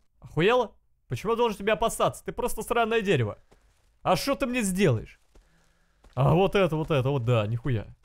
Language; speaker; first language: Russian; native; Russian